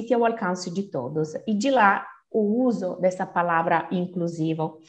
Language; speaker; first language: Portuguese; non-native, fluent; Italian